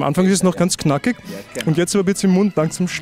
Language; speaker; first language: German; native; German